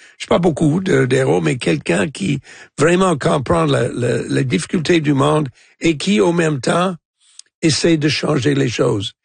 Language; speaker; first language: French; non-native, local second language; English